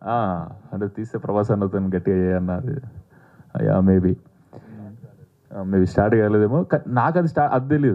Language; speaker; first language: Telugu; native; Telugu